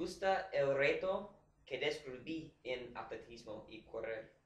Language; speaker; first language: Spanish; non-native, learner; English